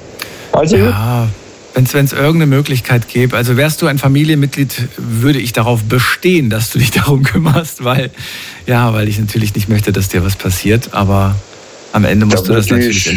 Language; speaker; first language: German; native; German